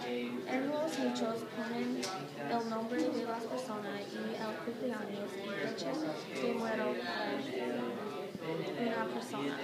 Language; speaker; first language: Spanish; non-native, learner; English